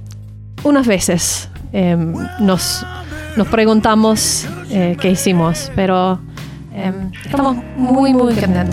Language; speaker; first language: Spanish; non-native, learner; English